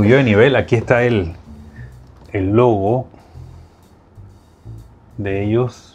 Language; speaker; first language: Spanish; native; Spanish